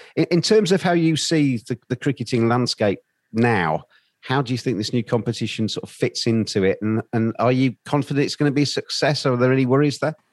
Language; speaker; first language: English; native; English